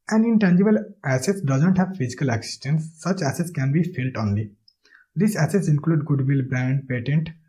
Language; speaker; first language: English; non-native, local second language; Nepali